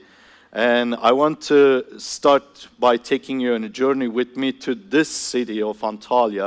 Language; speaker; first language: English; non-native, fluent; Turkish